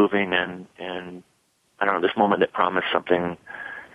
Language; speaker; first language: English; native; English